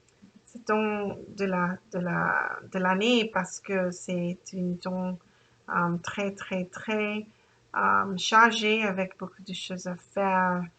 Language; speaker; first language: French; non-native, learner; English